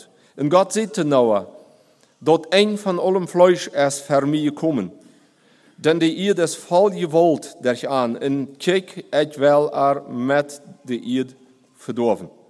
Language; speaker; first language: German; non-native, learner; Plautdietsch